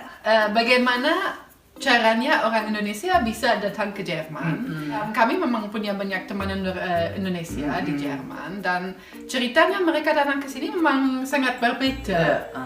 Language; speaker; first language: Indonesian; non-native, fluent; German